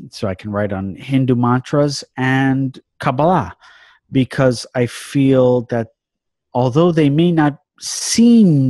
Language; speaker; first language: English; native; English